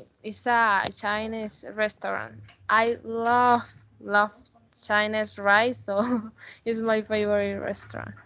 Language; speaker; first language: English; non-native, learner; Spanish